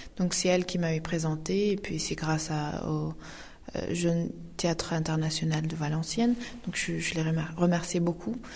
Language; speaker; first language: French; non-native, fluent; Uyghur